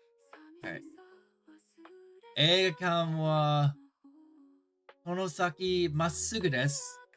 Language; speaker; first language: Japanese; non-native, learner; English